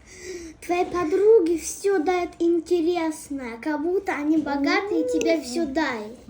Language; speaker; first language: Russian; early bilingual, other home language; Tajik